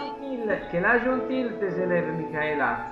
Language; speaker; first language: French; non-native, learner; Italian